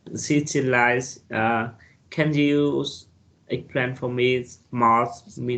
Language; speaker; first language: English; non-native, learner; Vietnamese